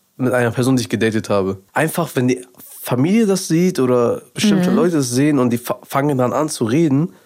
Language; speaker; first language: German; early bilingual, other home language; Persian